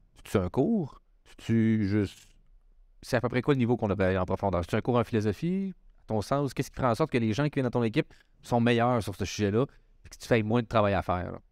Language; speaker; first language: French; native; French